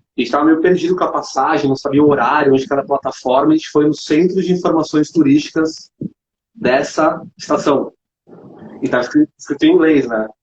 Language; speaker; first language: Portuguese; native; Portuguese